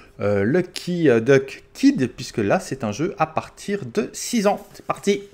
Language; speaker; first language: French; native; French